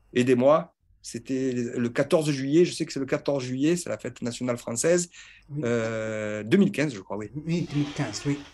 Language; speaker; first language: French; native; French